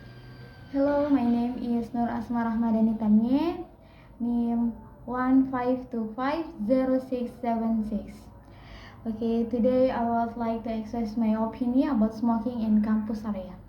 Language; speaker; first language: English; non-native, learner; Indonesian